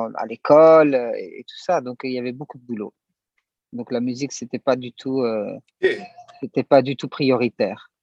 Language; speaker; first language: French; native; French